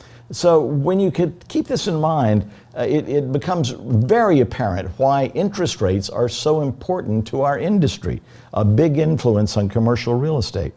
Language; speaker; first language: English; native; English